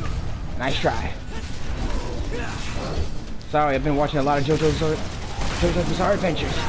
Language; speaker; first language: English; native; English